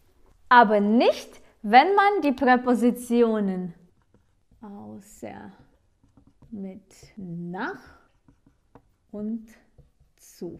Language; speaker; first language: German; non-native, fluent; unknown